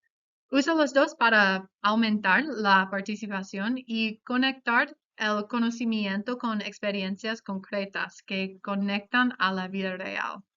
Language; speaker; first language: Spanish; non-native, fluent; English